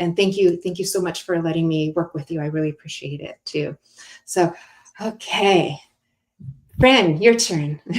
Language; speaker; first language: English; native; English